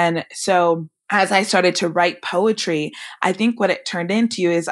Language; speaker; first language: English; native; English